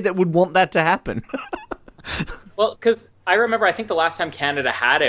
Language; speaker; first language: English; native; English